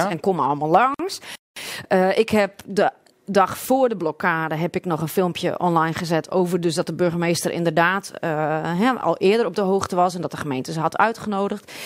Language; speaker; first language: Dutch; non-native, local second language; Western Frisian